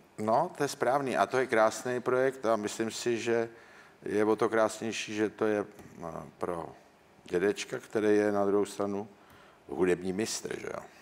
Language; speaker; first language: Czech; native; Czech